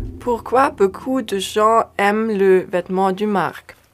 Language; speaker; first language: French; non-native, learner; German